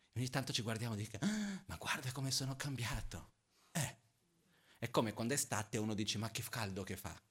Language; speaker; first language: Italian; non-native, fluent; Portuguese